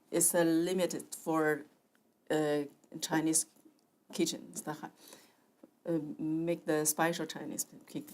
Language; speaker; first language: English; non-native, learner; Chinese